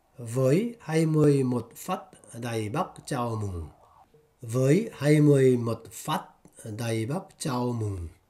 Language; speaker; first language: Vietnamese; non-native, fluent; Korean